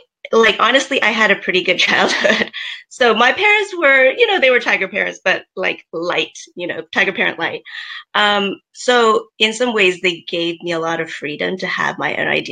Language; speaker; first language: English; native; English